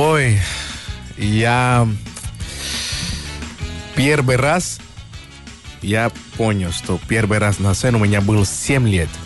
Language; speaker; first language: Russian; non-native, learner; Spanish